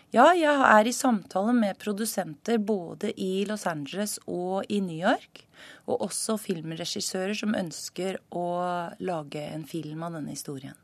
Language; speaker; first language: Norwegian; native; Norwegian